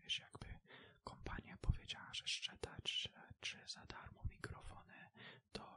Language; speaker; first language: Polish; early bilingual, heritage; Polish